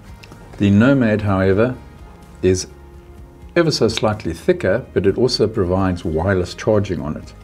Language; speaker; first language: English; native; English